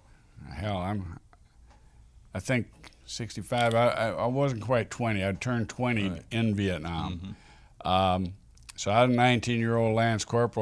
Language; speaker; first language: English; native; English